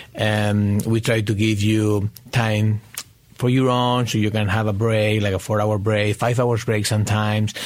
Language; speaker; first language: English; non-native, fluent; Spanish